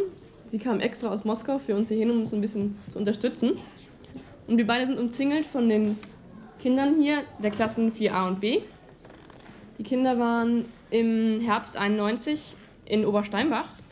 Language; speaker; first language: German; native; German